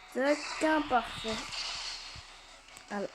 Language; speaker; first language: French; native; French